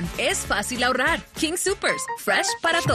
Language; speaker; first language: Spanish; native; Spanish